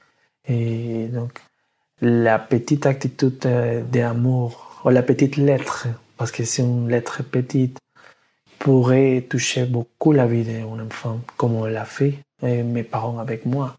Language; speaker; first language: French; non-native, learner; Spanish